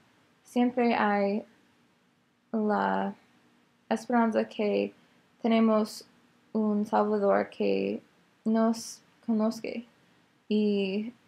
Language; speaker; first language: Spanish; non-native, learner; English